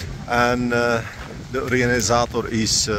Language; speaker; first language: Dutch; non-native, fluent; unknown